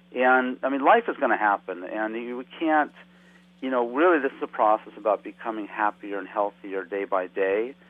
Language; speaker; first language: English; native; English